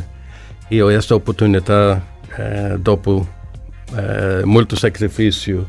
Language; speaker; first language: Italian; non-native, learner; Swedish